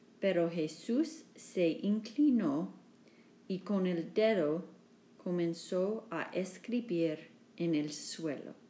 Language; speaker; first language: Spanish; non-native, learner; English